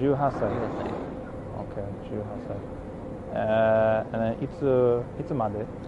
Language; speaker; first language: Japanese; non-native, learner; English